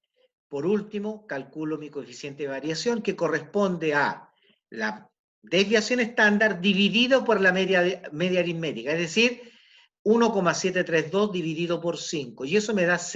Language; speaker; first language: Spanish; native; Spanish